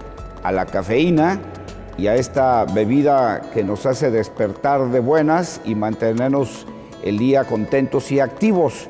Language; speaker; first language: Spanish; native; Spanish